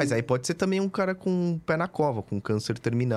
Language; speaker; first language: Portuguese; native; Portuguese